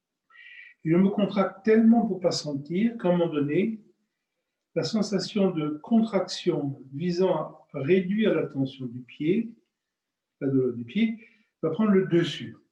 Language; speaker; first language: French; native; French